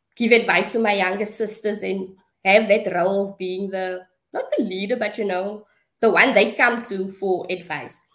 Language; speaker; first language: English; non-native, local second language; Afrikaans